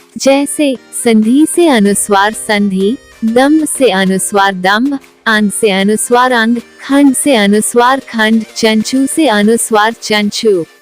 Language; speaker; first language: Hindi; non-native, local second language; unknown